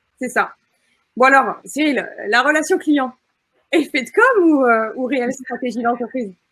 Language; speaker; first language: French; native; French